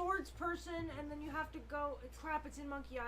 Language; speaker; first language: English; native; English